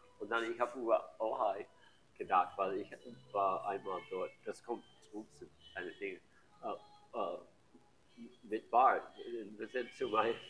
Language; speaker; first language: German; non-native, learner; English